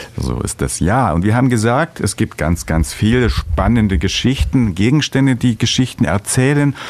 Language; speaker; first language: German; native; German